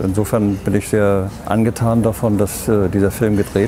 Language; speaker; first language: German; native; German